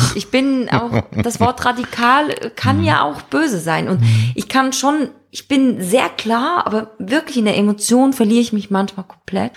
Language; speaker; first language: German; native; German